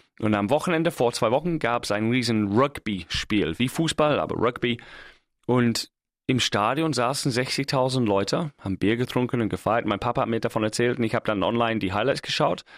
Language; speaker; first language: German; non-native, fluent; English